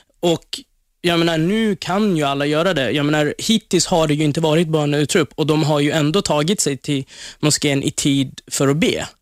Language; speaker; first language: Swedish; non-native, fluent; Persian